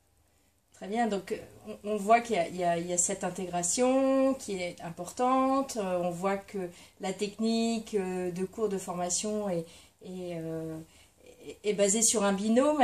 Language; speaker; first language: French; native; French